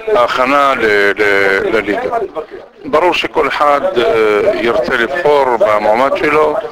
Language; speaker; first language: Hebrew; non-native, local second language; Arabic